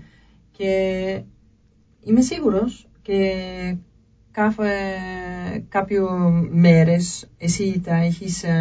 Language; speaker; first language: Greek; non-native, learner; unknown